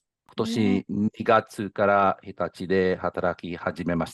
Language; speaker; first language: Japanese; non-native, learner; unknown